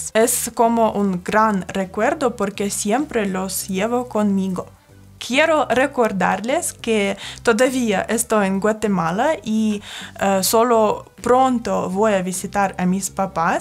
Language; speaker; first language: Spanish; non-native, fluent; Russian